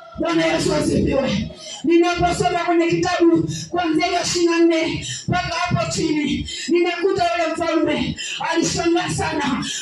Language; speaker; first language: Swahili; native; Swahili